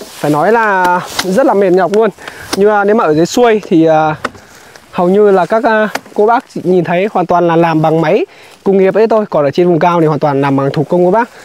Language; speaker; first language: Vietnamese; native; Vietnamese